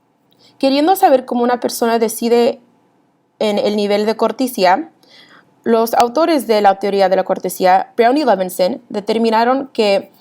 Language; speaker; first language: Spanish; early bilingual, heritage; Spanish